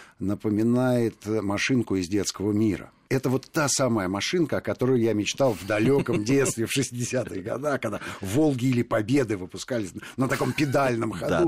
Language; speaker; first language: Russian; native; Russian